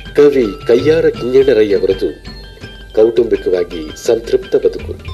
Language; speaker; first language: Kannada; native; Kannada